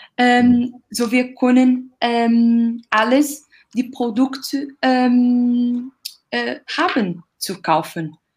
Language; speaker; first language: German; non-native, learner; Portuguese